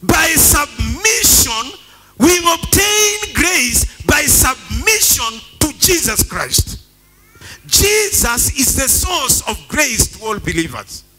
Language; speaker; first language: English; non-native, local second language; Swahili